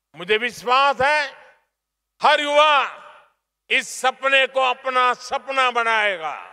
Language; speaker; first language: Hindi; non-native, local second language; Gujarati